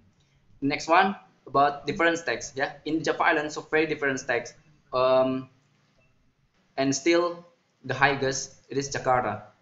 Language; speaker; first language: English; non-native, learner; Indonesian